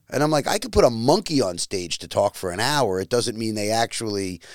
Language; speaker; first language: English; native; English